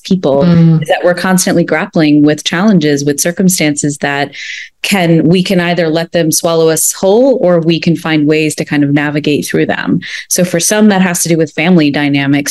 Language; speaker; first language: English; native; English